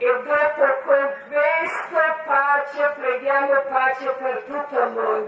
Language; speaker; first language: Italian; non-native, learner; Croatian